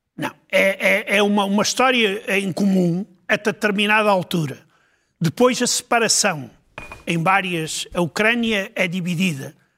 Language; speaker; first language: Portuguese; native; Portuguese